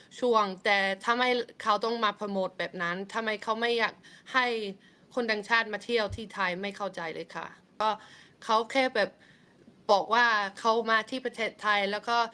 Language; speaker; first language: Thai; non-native, fluent; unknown